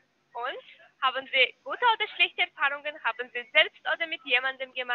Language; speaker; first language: German; non-native, learner; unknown